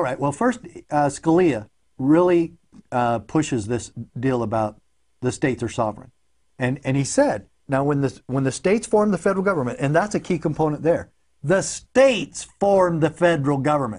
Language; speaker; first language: English; native; English